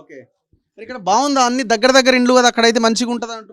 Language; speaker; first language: Telugu; native; Telugu